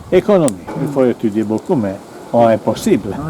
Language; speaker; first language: French; non-native, learner; Italian